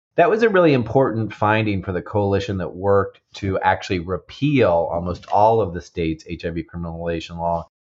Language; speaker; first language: English; native; English